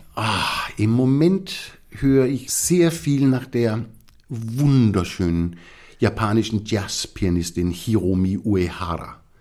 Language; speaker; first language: German; non-native, fluent; Danish